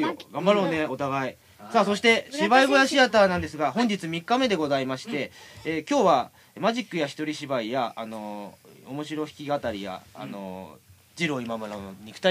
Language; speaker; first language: Japanese; native; Japanese